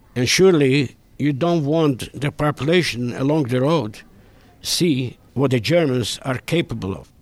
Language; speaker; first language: English; non-native, fluent; Hungarian